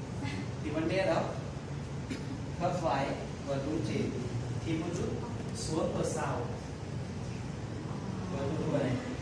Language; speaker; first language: Vietnamese; non-native, learner; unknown